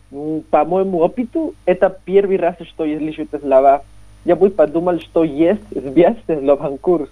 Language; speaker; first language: Russian; non-native, learner; Spanish